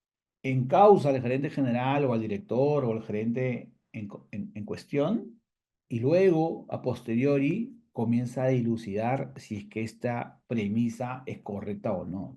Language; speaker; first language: Spanish; native; Spanish